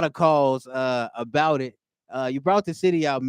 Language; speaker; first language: English; native; English